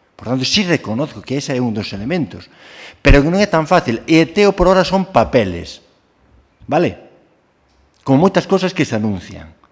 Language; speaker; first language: Galician; non-native, local second language; Spanish